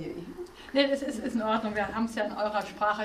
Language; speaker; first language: German; native; German